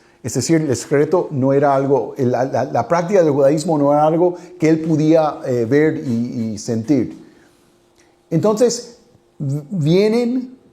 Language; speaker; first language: Spanish; non-native, fluent; English